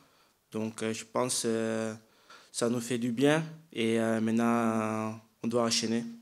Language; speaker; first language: French; non-native, fluent; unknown